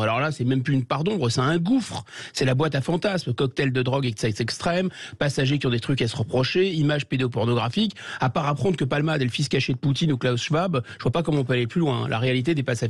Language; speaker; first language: French; native; French